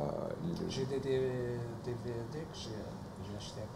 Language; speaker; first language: French; non-native, fluent; Portuguese